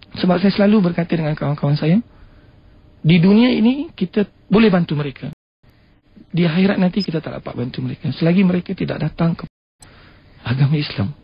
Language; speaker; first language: Malay; non-native, local second language; Tamil